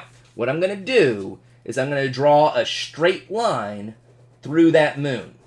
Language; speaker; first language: English; native; English